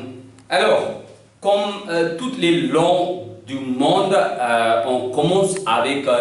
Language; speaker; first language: French; non-native, learner; Hindi